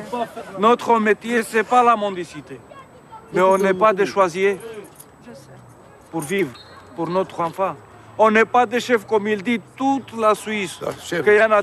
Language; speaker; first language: French; non-native, learner; Romanian